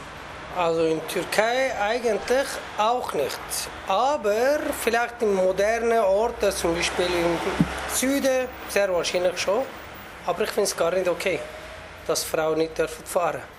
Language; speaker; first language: German; non-native, fluent; Kurdish